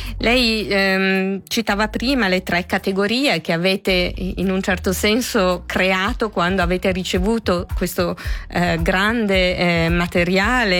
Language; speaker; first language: Italian; native; Italian